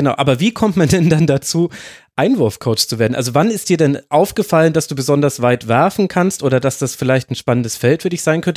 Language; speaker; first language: German; native; German